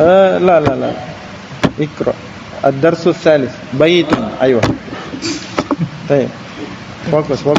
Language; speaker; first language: Arabic; non-native, fluent; Indonesian